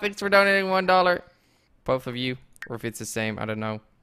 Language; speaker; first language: English; non-native, fluent; Dutch